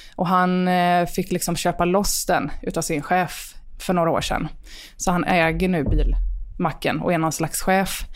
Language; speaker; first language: Swedish; native; Swedish